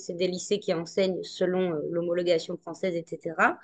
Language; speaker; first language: French; native; French